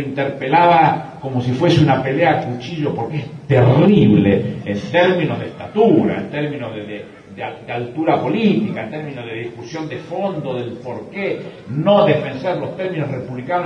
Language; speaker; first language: Spanish; native; Spanish